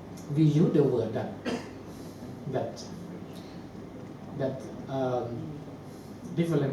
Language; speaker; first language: English; non-native, fluent; Thai